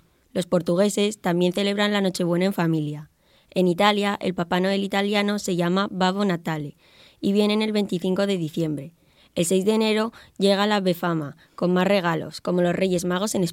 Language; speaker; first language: Spanish; native; Spanish